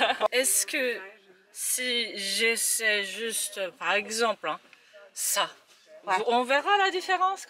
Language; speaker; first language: French; non-native, fluent; Japanese